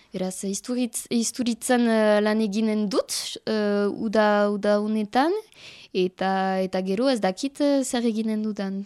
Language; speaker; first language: Basque; non-native, learner; French